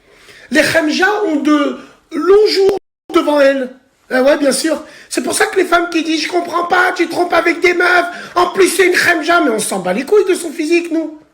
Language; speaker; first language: French; native; French